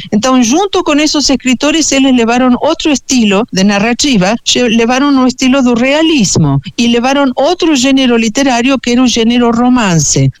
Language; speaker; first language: Portuguese; non-native, fluent; Spanish